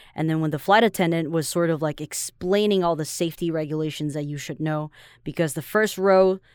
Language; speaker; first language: English; non-native, fluent; Chinese